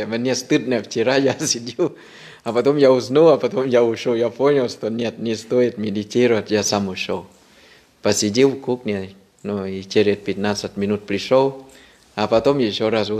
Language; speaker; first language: Russian; non-native, fluent; Thai